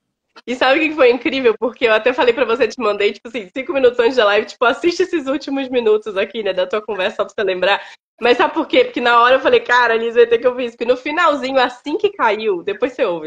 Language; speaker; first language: Portuguese; native; Portuguese